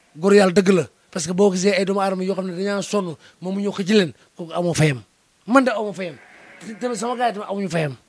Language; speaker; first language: Wolof; native; Wolof